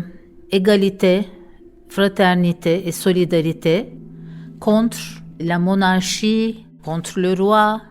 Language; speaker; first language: French; non-native, fluent; Turkish